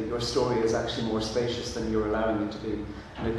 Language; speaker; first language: English; non-native, local second language; Irish